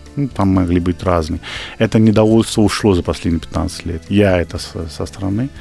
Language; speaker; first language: Russian; non-native, fluent; Kashmiri